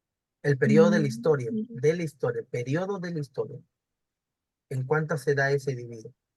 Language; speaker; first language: Spanish; native; Spanish